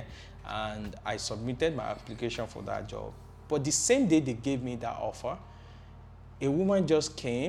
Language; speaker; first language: English; non-native, local second language; Yoruba